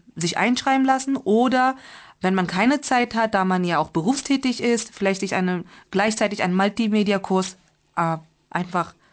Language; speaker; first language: German; non-native, fluent; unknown